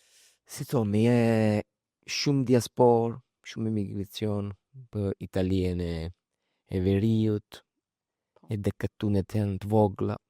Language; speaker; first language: Albanian; early bilingual, heritage; Albanian